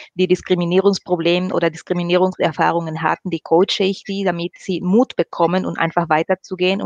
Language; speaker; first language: German; non-native, fluent; Spanish